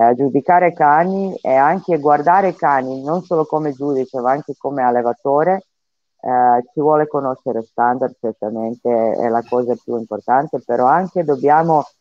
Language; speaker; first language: Italian; non-native, fluent; Serbian